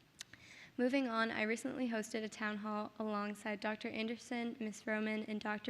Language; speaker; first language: English; native; English